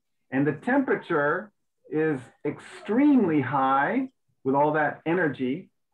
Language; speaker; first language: English; native; English